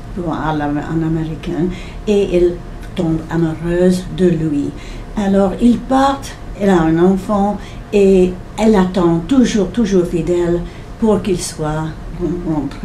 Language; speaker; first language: French; non-native, fluent; English